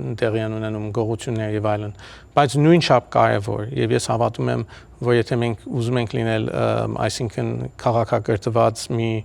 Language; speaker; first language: Armenian; early bilingual, heritage; Armenian